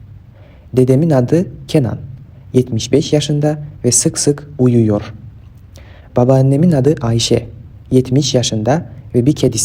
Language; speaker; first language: Turkish; non-native, fluent; Kyrgyz